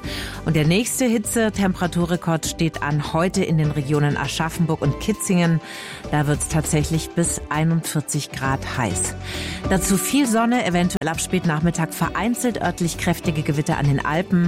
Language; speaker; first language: German; native; German